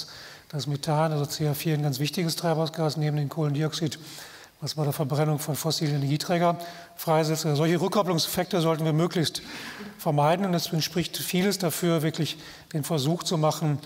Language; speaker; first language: German; native; German